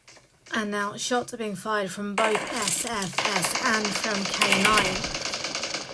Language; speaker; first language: English; native; English